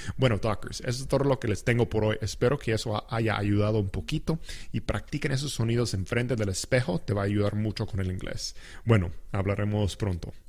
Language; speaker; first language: Spanish; non-native, fluent; English